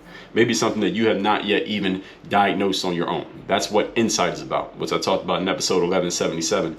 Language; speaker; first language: English; native; English